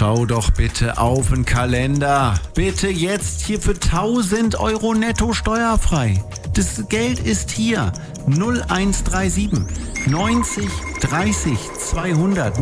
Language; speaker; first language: German; native; German